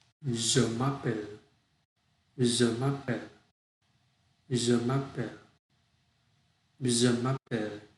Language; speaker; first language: French; non-native, learner; Vietnamese